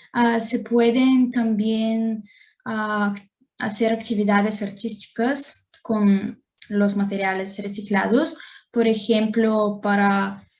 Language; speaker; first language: Spanish; non-native, fluent; Bulgarian